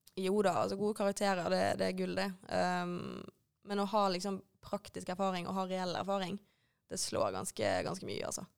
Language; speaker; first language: Norwegian; native; Norwegian